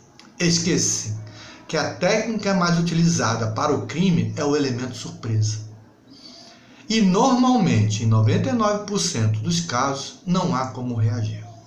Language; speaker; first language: Portuguese; native; Portuguese